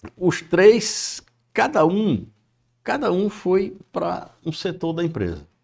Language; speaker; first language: Portuguese; native; Portuguese